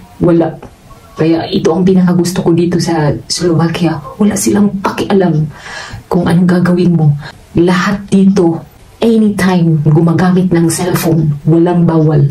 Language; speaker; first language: Filipino; native; Filipino